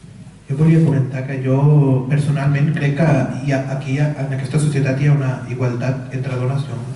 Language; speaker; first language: Catalan; early bilingual, other home language; Urdu